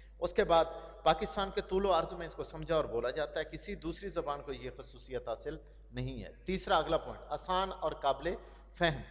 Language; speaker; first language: Urdu; non-native, local second language; Punjabi